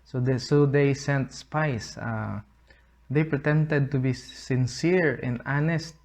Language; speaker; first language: English; non-native, local second language; Cebuano